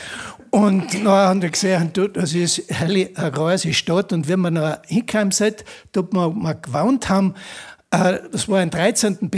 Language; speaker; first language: German; native; German